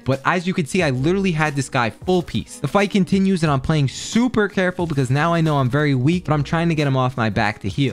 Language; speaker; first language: English; native; English